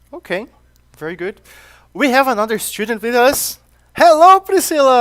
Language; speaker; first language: English; non-native, fluent; Portuguese